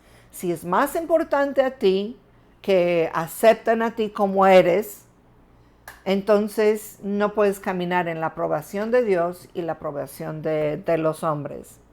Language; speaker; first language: Spanish; non-native, fluent; English